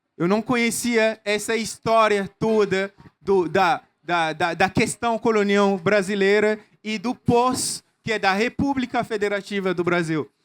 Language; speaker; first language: Portuguese; non-native, fluent; Mossi